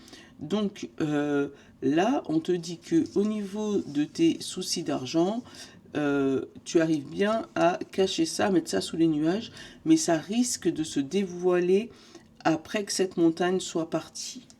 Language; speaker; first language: French; native; French